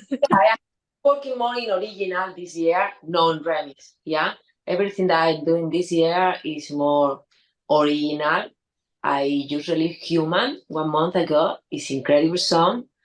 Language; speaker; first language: English; non-native, learner; Spanish